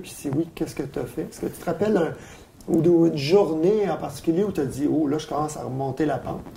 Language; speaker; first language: French; native; French